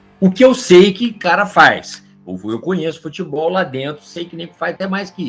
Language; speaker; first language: Portuguese; native; Portuguese